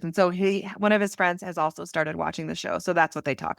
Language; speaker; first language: English; native; English